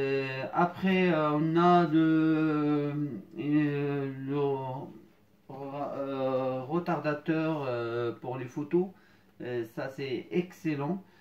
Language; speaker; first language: French; non-native, fluent; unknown